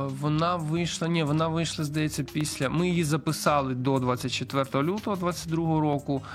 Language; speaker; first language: Ukrainian; non-native, local second language; Russian